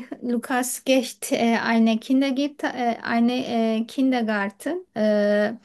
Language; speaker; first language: German; non-native, learner; Turkish